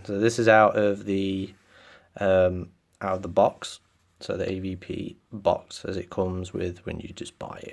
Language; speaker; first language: English; native; English